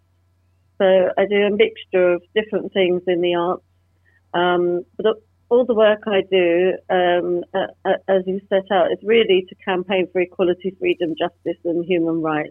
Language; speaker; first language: English; native; English